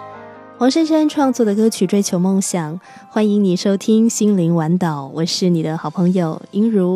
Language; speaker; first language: Chinese; native; Chinese